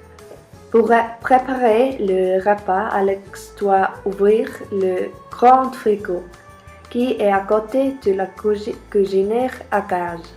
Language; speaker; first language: French; non-native, learner; Icelandic